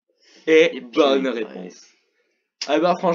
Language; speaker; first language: French; native; French